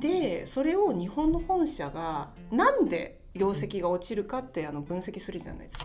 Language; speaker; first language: Japanese; non-native, fluent; Chinese